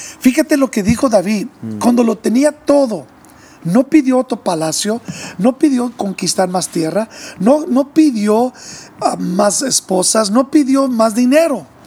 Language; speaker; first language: Spanish; early bilingual, heritage; English